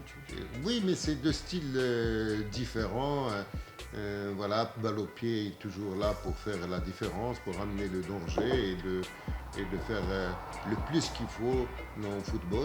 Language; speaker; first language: French; non-native, local second language; Arabic